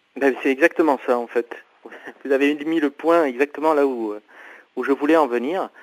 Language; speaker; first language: French; non-native, fluent; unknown